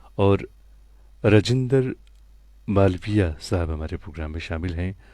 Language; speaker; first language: Hindi; non-native, local second language; Kashmiri